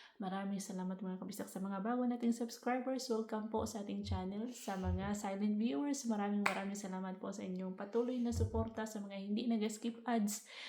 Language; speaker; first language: Filipino; non-native, local second language; Cebuano